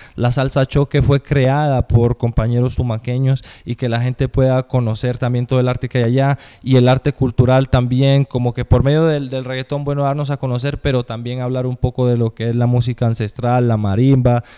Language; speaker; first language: Spanish; native; Spanish